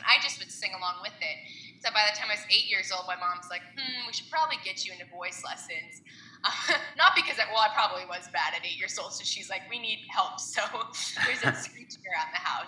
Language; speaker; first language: English; native; English